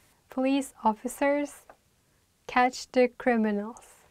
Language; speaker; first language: English; non-native, fluent; Turkish